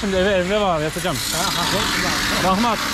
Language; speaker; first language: Turkish; native; Turkish